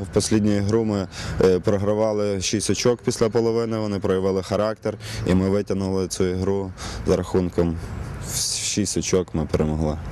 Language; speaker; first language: Ukrainian; native; Ukrainian